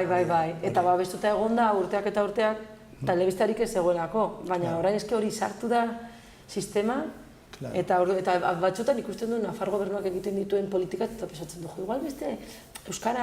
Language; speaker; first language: Basque; non-native, local second language; Spanish